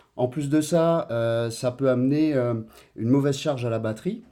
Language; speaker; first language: French; native; French